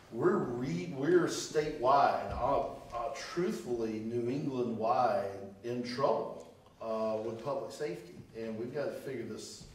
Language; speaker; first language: English; native; English